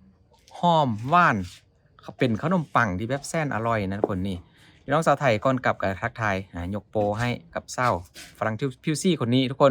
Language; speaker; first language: Thai; non-native, local second language; Northeastern Thai